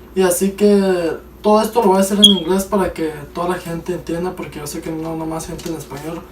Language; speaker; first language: Spanish; early bilingual, heritage; Spanish